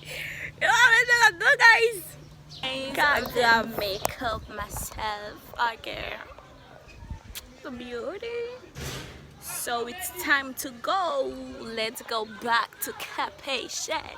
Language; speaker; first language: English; non-native, learner; Haitian Creole